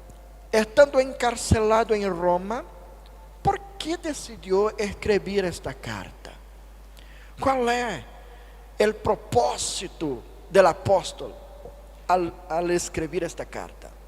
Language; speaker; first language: Spanish; non-native, fluent; Portuguese